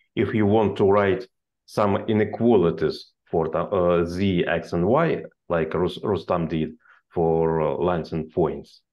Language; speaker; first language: English; non-native, fluent; Russian